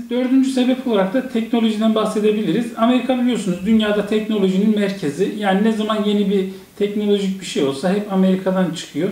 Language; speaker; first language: Turkish; native; Turkish